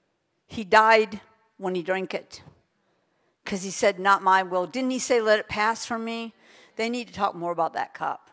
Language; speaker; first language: English; native; English